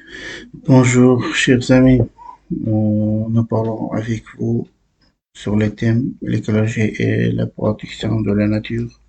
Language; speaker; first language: French; non-native, learner; Uzbek